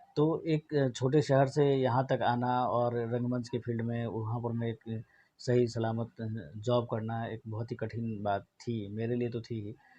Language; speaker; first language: Hindi; non-native, local second language; Maithili